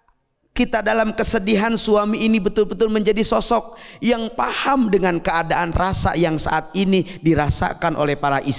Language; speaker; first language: Indonesian; native; Indonesian